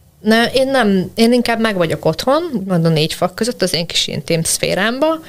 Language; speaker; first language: Hungarian; native; Hungarian